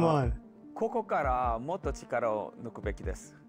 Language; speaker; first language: Japanese; non-native, learner; Korean